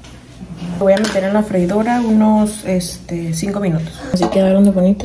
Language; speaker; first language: Spanish; native; Spanish